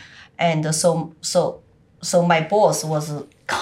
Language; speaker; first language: English; non-native, fluent; Chinese